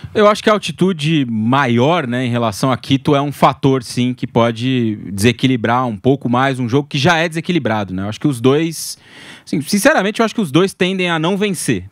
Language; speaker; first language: Portuguese; native; Portuguese